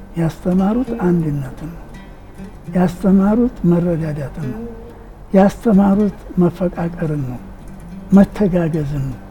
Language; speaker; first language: Amharic; native; Amharic